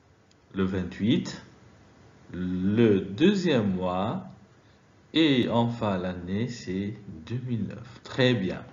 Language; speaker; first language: French; non-native, fluent; Arabic